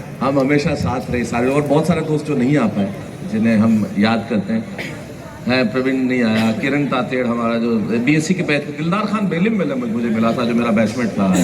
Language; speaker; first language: Hindi; native; Hindi